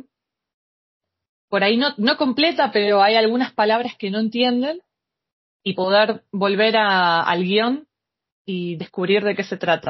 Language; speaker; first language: Spanish; native; Spanish